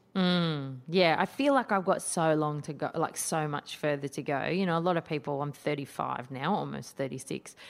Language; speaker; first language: English; native; English